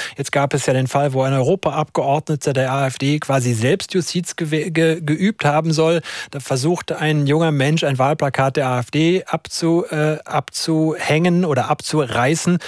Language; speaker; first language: German; native; German